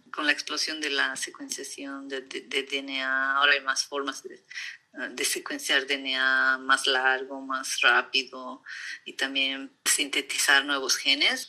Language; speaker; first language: Spanish; native; Spanish